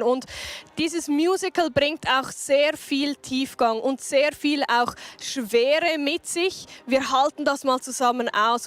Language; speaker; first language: German; native; German